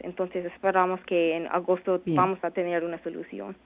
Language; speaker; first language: Spanish; non-native, learner; English